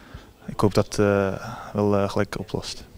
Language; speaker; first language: Dutch; early bilingual, heritage; Japanese